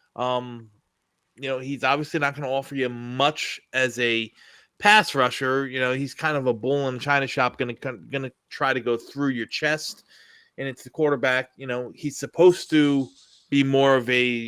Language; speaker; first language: English; native; English